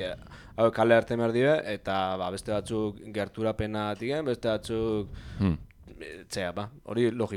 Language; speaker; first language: Basque; native; Basque